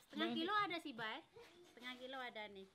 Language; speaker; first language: Indonesian; native; Indonesian